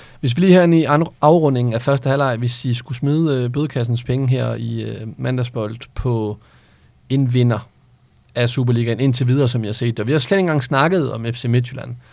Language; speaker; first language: Danish; native; Danish